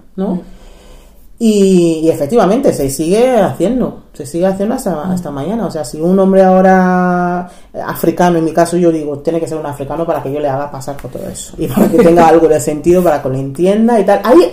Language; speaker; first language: Spanish; non-native, fluent; English